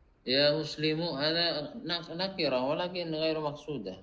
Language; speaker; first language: Arabic; non-native, fluent; Indonesian